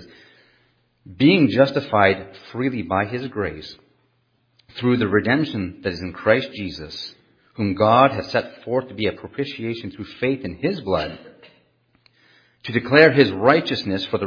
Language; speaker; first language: English; non-native, fluent; French